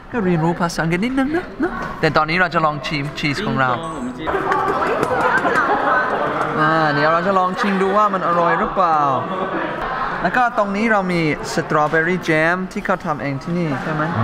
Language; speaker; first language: Thai; non-native, fluent; English